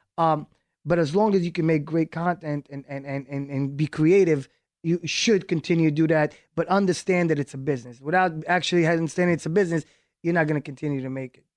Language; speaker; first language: English; early bilingual, other home language; Hebrew